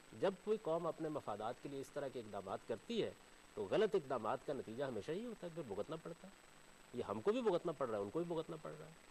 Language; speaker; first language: Urdu; non-native, local second language; Punjabi